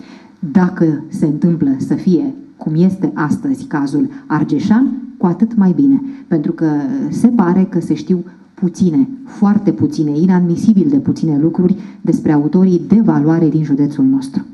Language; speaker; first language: Romanian; native; Romanian